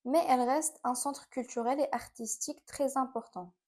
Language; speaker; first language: French; non-native, fluent; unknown